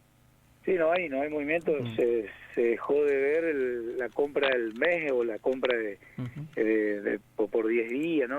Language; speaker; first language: Spanish; native; Spanish